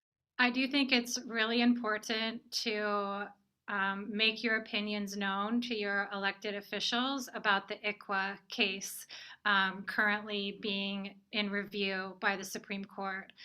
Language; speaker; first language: English; native; English